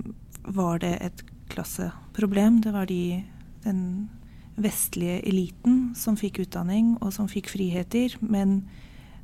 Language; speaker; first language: Norwegian; non-native, fluent; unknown